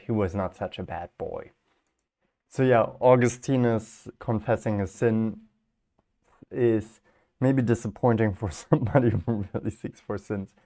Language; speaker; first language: English; non-native, fluent; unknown